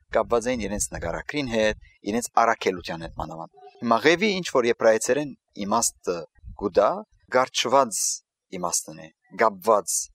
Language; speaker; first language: Armenian; early bilingual, heritage; Armenian